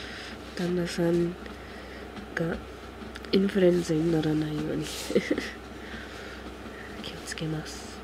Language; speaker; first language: Japanese; non-native, fluent; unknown